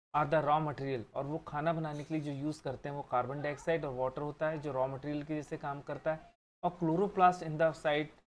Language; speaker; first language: Hindi; native; Hindi